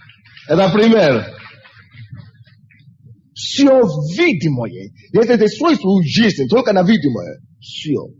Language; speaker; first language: Russian; non-native, fluent; Yoruba